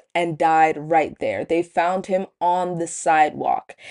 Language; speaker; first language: English; native; English